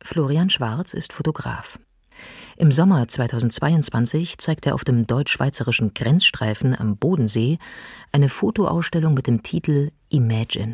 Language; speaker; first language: German; native; German